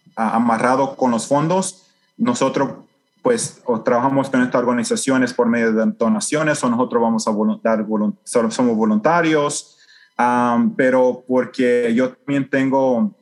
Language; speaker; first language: Spanish; native; Spanish